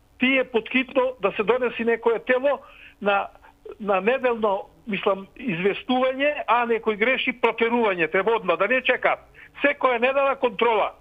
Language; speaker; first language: Macedonian; native; Macedonian